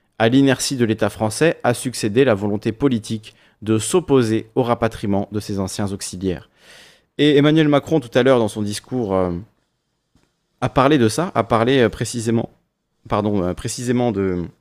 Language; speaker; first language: French; native; French